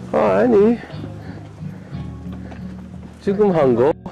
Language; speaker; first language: Korean; non-native, learner; English